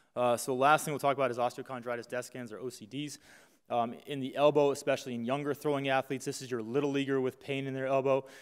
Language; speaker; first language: English; native; English